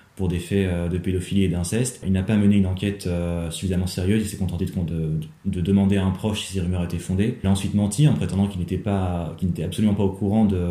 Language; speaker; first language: French; native; French